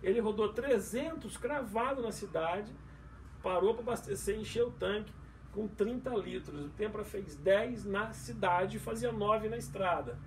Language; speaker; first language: Portuguese; native; Portuguese